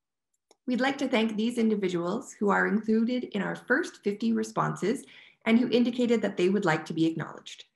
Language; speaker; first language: English; native; English